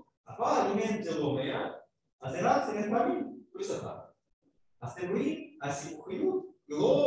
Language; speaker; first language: Hebrew; non-native, fluent; Russian